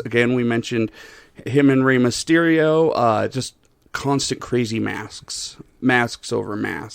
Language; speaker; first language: English; native; English